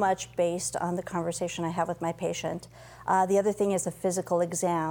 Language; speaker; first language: English; native; English